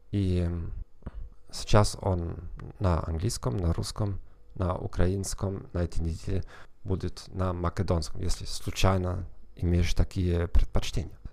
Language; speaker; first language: Russian; non-native, fluent; German